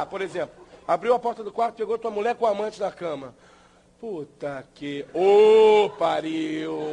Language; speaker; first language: Portuguese; native; Portuguese